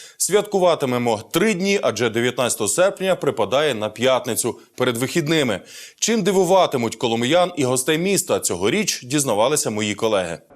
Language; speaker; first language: Ukrainian; native; Ukrainian